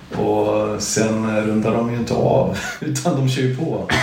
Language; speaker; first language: Swedish; native; Swedish